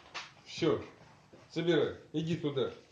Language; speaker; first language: Russian; native; Russian